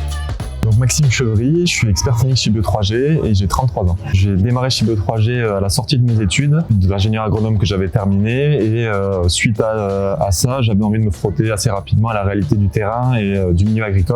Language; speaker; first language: French; native; French